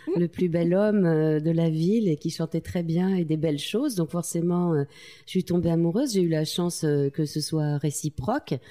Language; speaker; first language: French; native; French